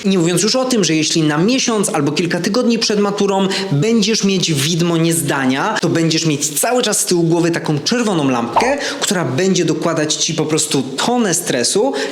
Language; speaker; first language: Polish; native; Polish